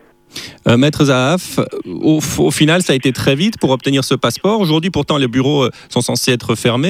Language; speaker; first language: French; native; French